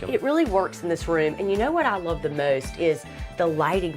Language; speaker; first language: English; native; English